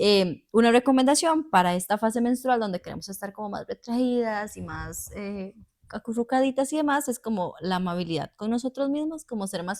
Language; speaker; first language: Spanish; native; Spanish